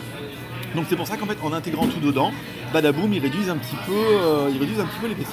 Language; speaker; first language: French; native; French